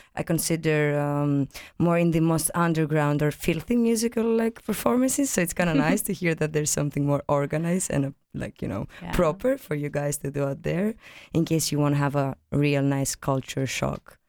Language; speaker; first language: English; non-native, fluent; Greek